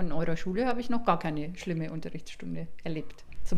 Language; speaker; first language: German; native; German